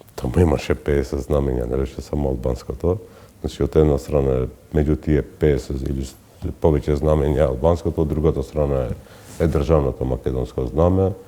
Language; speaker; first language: Macedonian; non-native, local second language; Albanian